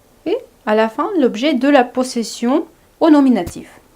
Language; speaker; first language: French; non-native, fluent; Russian